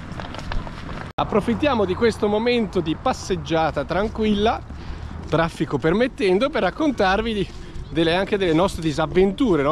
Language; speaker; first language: Italian; native; Italian